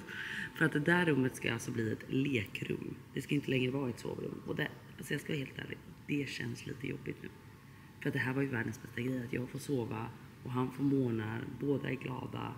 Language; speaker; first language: Swedish; native; Swedish